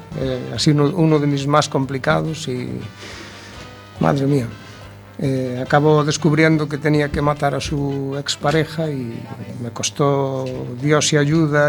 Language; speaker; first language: Spanish; native; Spanish